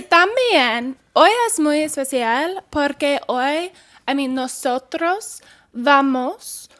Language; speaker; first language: Spanish; non-native, learner; English